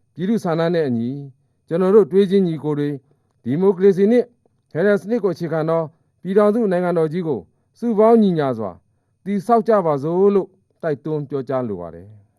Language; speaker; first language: Burmese; non-native, local second language; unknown